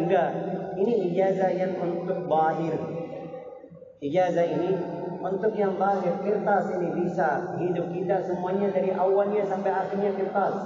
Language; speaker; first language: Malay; non-native, learner; Arabic